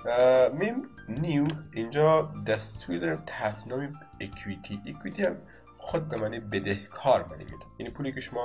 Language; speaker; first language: Persian; native; Persian